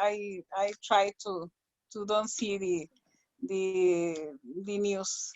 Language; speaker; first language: English; non-native, learner; Spanish